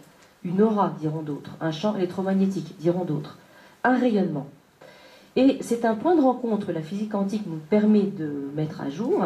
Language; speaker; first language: French; native; French